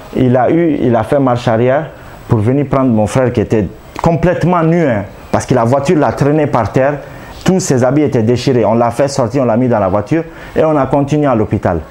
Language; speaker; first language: French; non-native, local second language; Arabic